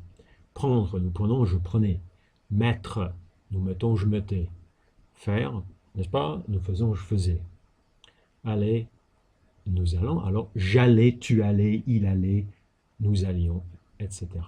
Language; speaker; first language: French; non-native, fluent; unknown